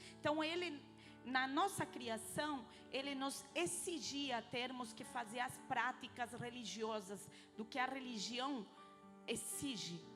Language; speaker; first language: Portuguese; non-native, fluent; Arabic